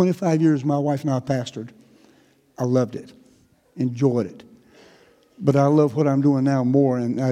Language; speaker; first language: English; native; English